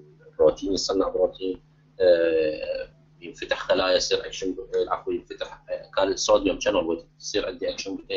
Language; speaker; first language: Arabic; native; Arabic